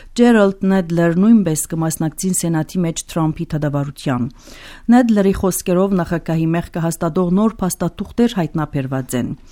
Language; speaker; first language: Armenian; early bilingual, heritage; Armenian